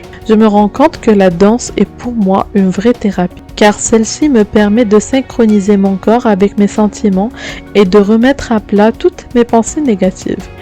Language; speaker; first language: French; native; French